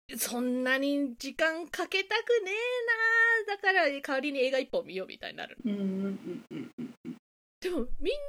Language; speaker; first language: Japanese; native; Japanese